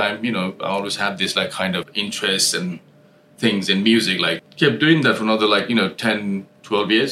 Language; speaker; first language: English; non-native, local second language; Nepali